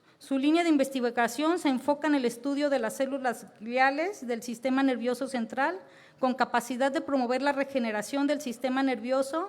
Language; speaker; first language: Spanish; native; Spanish